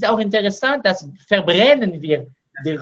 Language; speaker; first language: German; non-native, learner; Hebrew